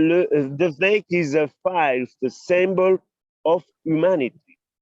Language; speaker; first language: English; non-native, learner; Italian